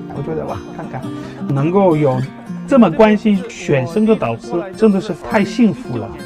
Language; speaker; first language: Chinese; non-native, fluent; Bulgarian